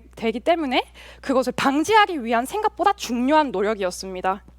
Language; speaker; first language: Korean; early bilingual, heritage; Korean